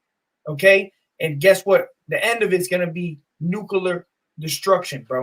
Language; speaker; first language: English; native; English